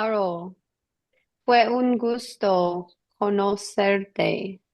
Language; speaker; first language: Spanish; non-native, learner; English